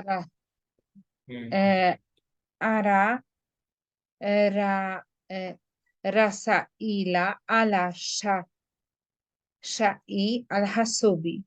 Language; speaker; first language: Arabic; non-native, learner; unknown